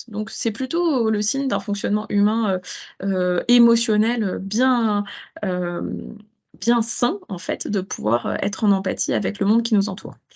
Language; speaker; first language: French; native; French